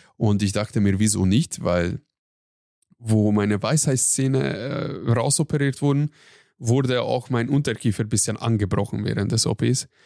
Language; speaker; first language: German; non-native, fluent; Hungarian